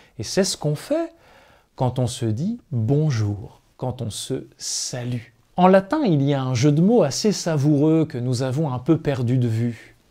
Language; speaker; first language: French; native; French